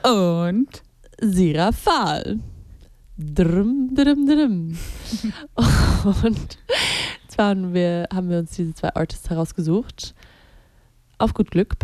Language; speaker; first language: German; native; German